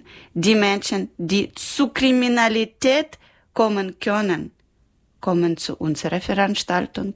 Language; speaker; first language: German; non-native, learner; Ukrainian